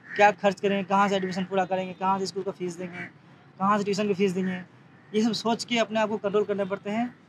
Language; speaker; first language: Hindi; native; Hindi